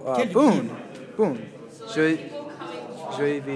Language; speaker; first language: French; non-native, learner; English